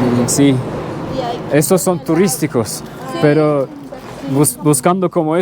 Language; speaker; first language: Spanish; non-native, learner; Turkish